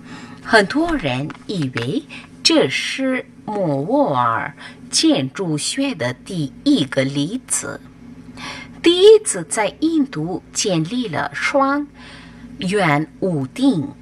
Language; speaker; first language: Chinese; non-native, fluent; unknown